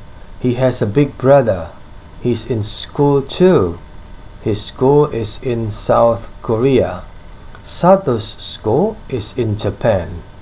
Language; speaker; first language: English; non-native, fluent; Indonesian